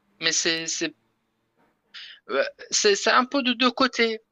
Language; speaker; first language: French; non-native, learner; Persian